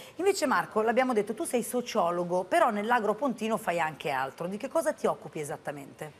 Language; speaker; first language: Italian; early bilingual, heritage; Italian